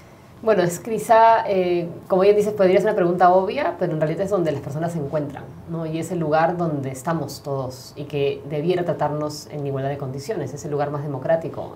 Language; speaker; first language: Spanish; native; Spanish